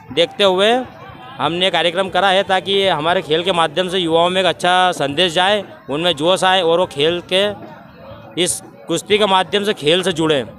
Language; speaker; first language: Hindi; native; Hindi